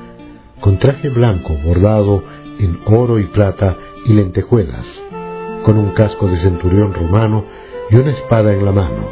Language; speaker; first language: Spanish; native; Spanish